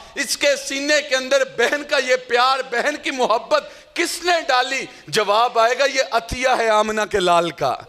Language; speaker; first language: Urdu; non-native, local second language; Punjabi